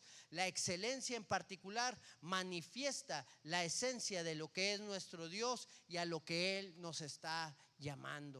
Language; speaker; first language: Spanish; native; Spanish